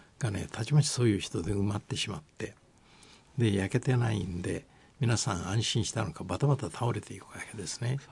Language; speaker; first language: Japanese; native; Japanese